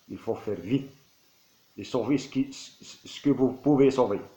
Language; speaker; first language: French; non-native, local second language; Arabic